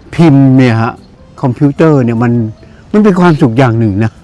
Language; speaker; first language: Thai; native; Thai